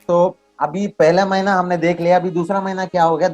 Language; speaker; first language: Hindi; non-native, local second language; Kannada